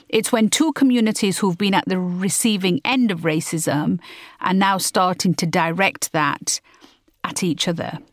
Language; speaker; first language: English; early bilingual, other home language; Punjabi